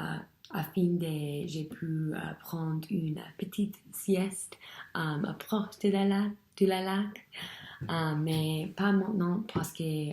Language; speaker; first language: French; non-native, learner; English